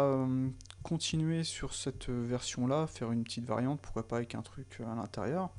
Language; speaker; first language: French; native; French